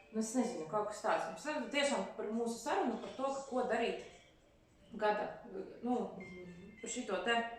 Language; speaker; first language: Latvian; non-native, local second language; Russian